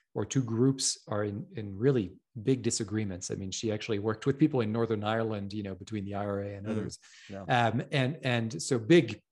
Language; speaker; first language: English; non-native, fluent; French